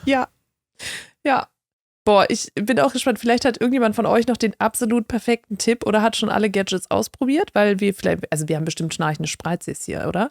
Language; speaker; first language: German; native; German